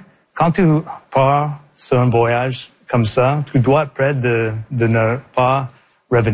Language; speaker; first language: French; non-native, local second language; English